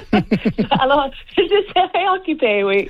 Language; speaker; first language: French; non-native, learner; English